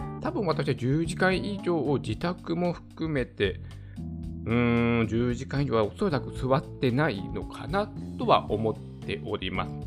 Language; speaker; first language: Japanese; native; Japanese